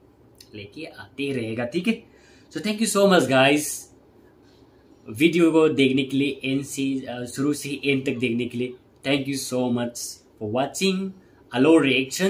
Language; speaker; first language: Hindi; non-native, local second language; Kok Borok